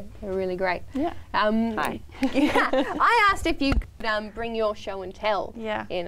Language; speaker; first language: English; native; English